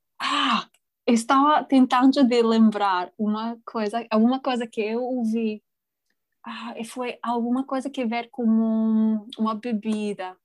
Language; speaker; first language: Portuguese; non-native, fluent; English